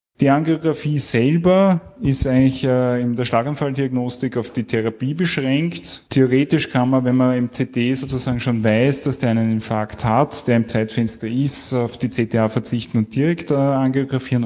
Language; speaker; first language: German; native; German